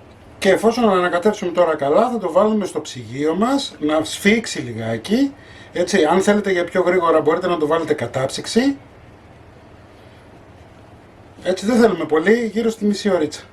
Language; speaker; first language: Greek; native; Greek